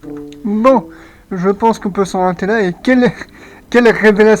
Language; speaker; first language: French; native; French